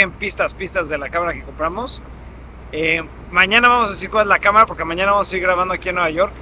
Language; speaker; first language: Spanish; native; Spanish